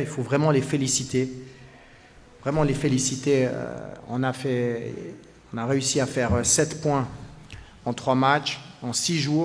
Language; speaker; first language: French; native; French